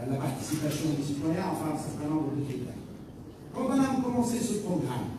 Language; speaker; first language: French; non-native, local second language; Arabic